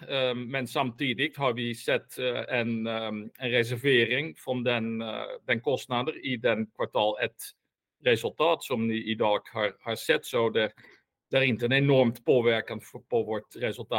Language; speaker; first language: Swedish; non-native, fluent; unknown